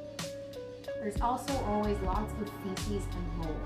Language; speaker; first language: English; native; English